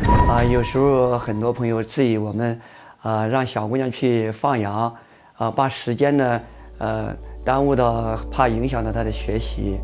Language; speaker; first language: Chinese; native; Chinese